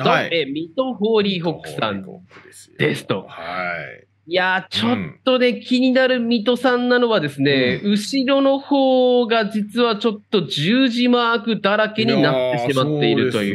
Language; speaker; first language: Japanese; native; Japanese